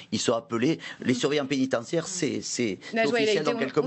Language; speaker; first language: French; native; French